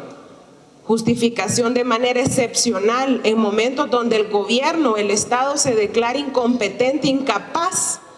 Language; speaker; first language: Spanish; native; Spanish